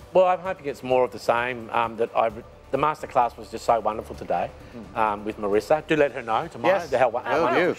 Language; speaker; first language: English; native; English